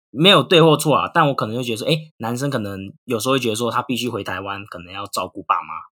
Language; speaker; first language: Chinese; native; Chinese